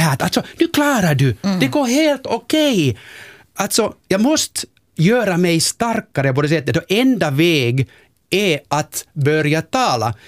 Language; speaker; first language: Swedish; non-native, local second language; Finnish